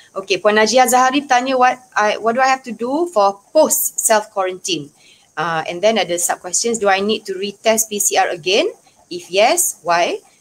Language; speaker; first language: English; non-native, local second language; Malay